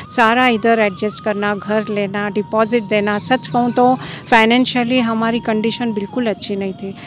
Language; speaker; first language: Hindi; non-native, local second language; Marathi